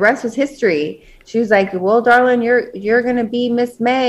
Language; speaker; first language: English; native; English